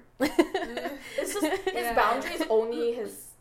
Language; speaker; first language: English; native; English